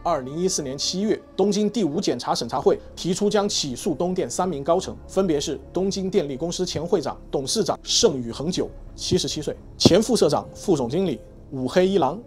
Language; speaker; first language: Chinese; native; Chinese